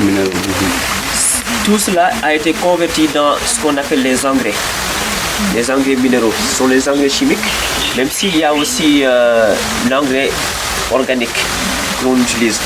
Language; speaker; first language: French; non-native, local second language; Wolof